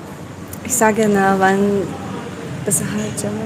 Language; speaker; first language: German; non-native, learner; Indonesian